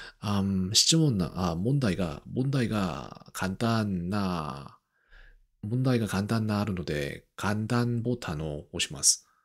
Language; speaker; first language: Japanese; non-native, learner; Korean